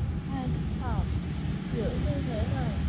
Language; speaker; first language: Vietnamese; native; Vietnamese